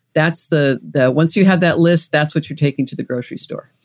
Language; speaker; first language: English; native; English